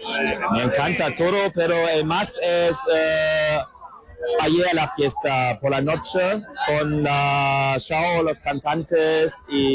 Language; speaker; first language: Spanish; non-native, learner; German